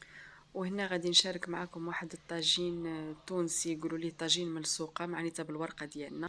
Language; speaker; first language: Arabic; native; Arabic